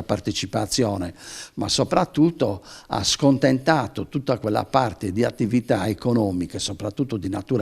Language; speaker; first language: Italian; native; Italian